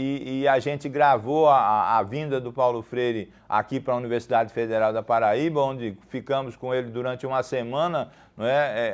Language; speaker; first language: Portuguese; native; Portuguese